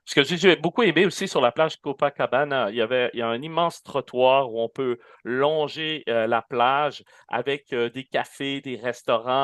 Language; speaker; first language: French; native; French